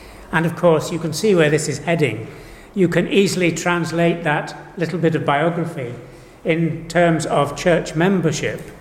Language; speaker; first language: English; native; English